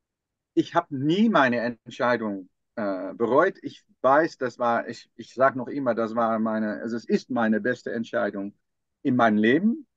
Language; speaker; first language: German; non-native, fluent; Dutch